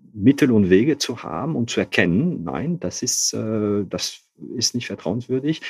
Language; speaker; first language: German; non-native, fluent; French